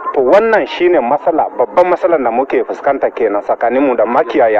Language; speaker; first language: Hausa; non-native, local second language; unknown